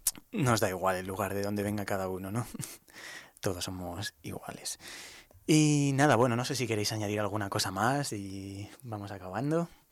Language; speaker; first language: Spanish; native; Spanish